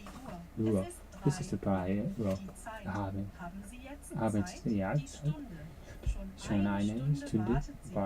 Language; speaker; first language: German; non-native, learner; Japanese